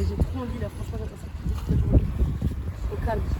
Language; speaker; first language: French; native; French